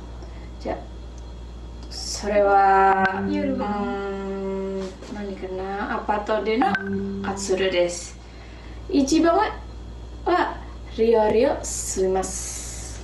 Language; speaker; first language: Japanese; non-native, learner; Indonesian